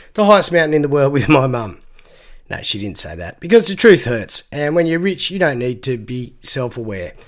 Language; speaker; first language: English; native; English